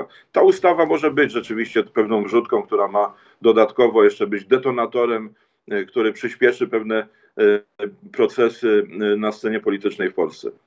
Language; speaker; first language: Polish; native; Polish